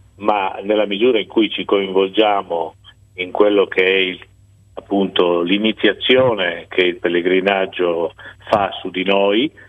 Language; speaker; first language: Italian; native; Italian